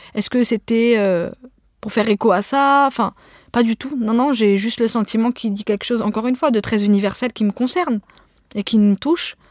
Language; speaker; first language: French; early bilingual, other home language; Arabic